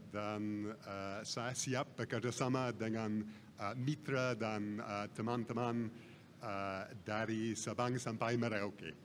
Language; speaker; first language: Indonesian; non-native, fluent; English